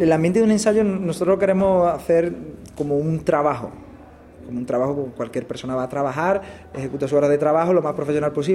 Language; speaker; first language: Spanish; native; Spanish